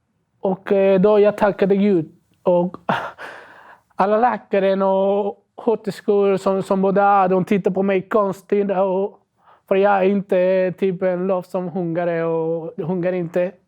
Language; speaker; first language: Swedish; non-native, learner; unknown